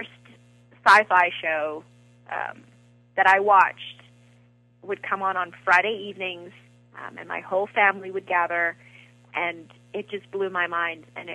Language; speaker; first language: English; native; English